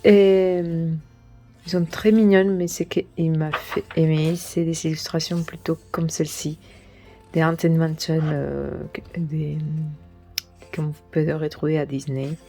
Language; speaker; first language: French; non-native, learner; Spanish